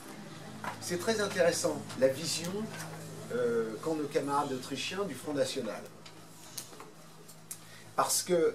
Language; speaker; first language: French; native; French